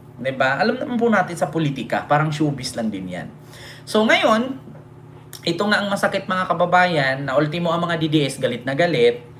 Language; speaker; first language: Filipino; non-native, local second language; Cebuano